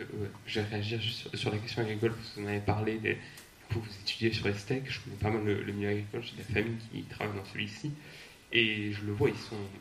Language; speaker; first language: French; native; French